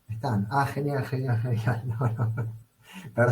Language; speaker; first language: Spanish; native; Spanish